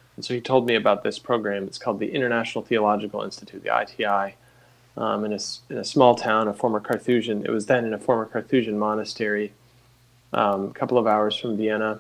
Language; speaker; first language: English; native; English